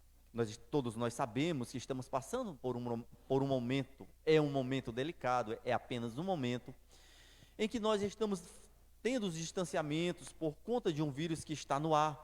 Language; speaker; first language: Portuguese; native; Portuguese